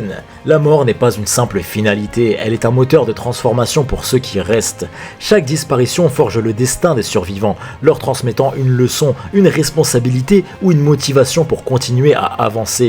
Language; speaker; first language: French; native; French